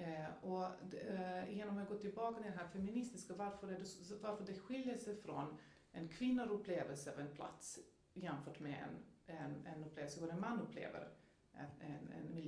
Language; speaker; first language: Swedish; non-native, fluent; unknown